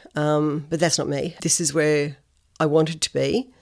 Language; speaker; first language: English; native; English